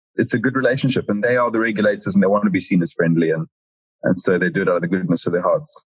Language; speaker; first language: English; native; English